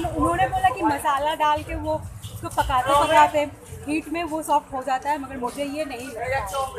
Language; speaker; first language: Hindi; non-native, local second language; Bangla